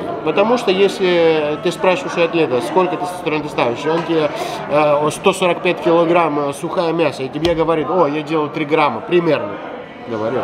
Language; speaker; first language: Russian; non-native, fluent; Greek